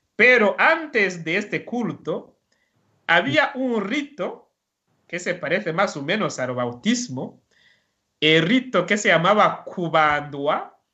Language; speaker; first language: Spanish; non-native, fluent; Rundi